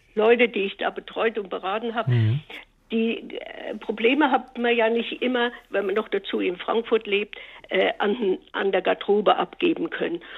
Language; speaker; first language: German; native; German